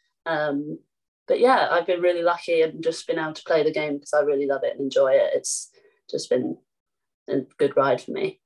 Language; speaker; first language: English; native; English